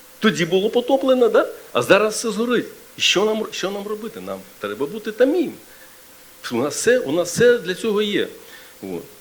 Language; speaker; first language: Ukrainian; non-native, local second language; Russian